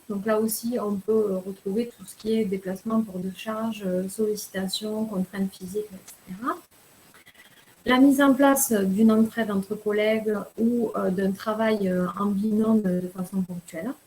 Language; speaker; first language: French; native; French